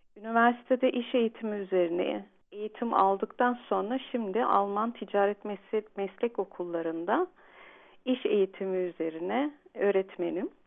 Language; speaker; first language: Turkish; early bilingual, heritage; Turkish